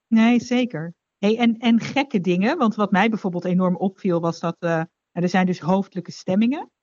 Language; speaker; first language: Dutch; native; Dutch